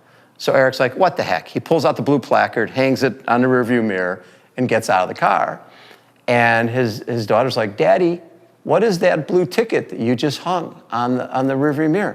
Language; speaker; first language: English; native; English